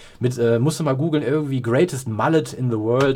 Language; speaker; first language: German; native; German